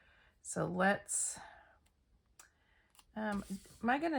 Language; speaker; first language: English; native; English